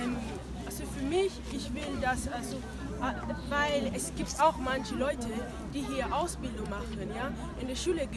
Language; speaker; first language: German; non-native, learner; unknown